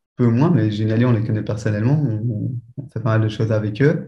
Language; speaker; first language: French; native; French